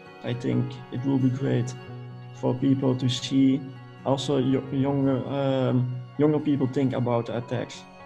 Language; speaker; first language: English; non-native, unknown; Dutch